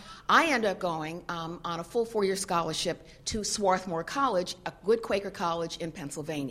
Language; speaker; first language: English; native; English